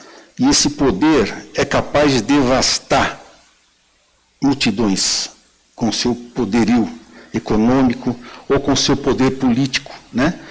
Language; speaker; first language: Portuguese; native; Portuguese